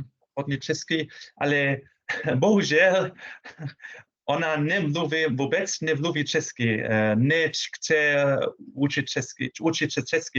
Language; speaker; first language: Czech; non-native, learner; German